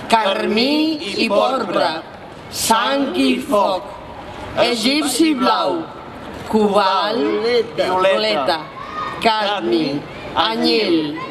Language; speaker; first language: Catalan; non-native, fluent; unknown